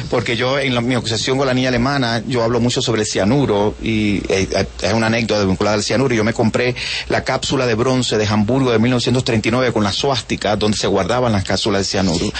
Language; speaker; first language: Spanish; native; Spanish